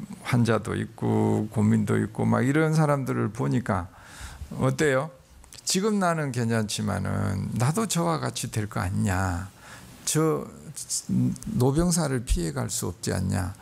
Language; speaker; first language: Korean; native; Korean